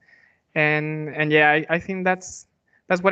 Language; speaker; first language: English; non-native, fluent; Spanish